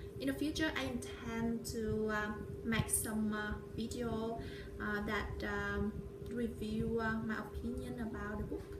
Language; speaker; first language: English; non-native, learner; Vietnamese